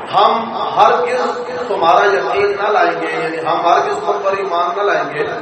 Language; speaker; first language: Urdu; non-native, local second language; Punjabi